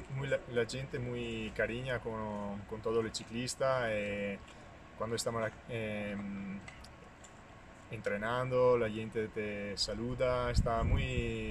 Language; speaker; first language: Spanish; non-native, learner; Italian